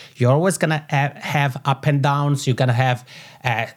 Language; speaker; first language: English; non-native, fluent; Italian